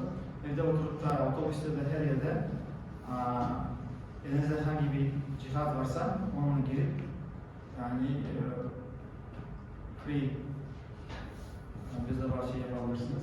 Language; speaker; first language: Turkish; non-native, learner; Kazakh